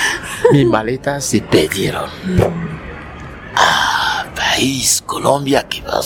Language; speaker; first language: Spanish; non-native, learner; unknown